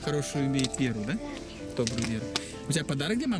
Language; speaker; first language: Russian; native; Russian